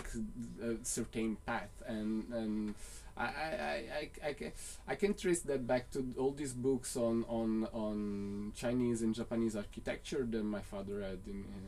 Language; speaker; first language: English; non-native, fluent; Italian